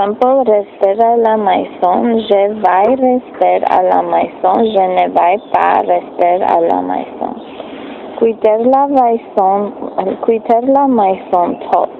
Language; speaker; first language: French; non-native, learner; English